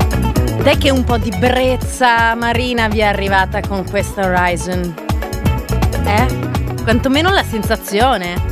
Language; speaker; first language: Italian; native; Italian